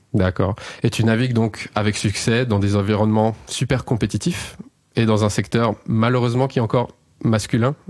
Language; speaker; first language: French; native; French